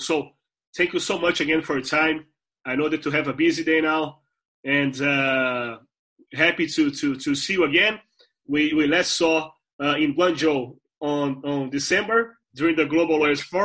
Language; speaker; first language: English; non-native, fluent; Portuguese